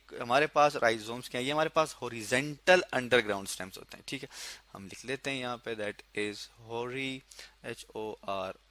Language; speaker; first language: Urdu; native; Urdu